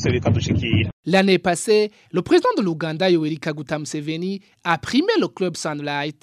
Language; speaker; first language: French; non-native, local second language; Rundi